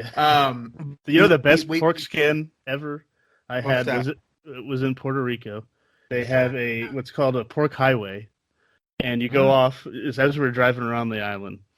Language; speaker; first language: English; native; English